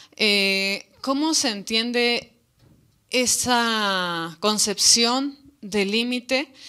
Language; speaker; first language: Spanish; native; Spanish